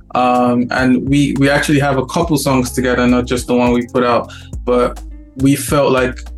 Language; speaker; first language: English; non-native, local second language; Yoruba